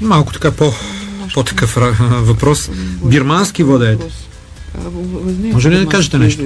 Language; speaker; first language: Bulgarian; native; Bulgarian